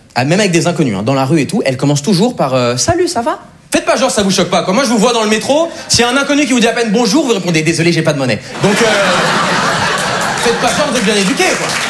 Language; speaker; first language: French; native; French